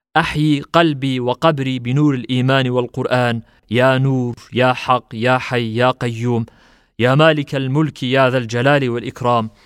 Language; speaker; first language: Arabic; non-native, fluent; Turkish